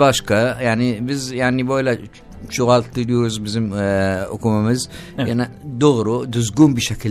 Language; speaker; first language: Turkish; non-native, learner; Arabic